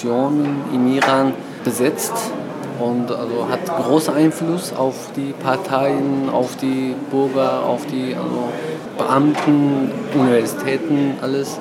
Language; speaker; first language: German; non-native, fluent; Persian